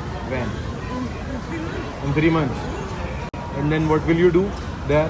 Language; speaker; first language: English; non-native, local second language; Hindi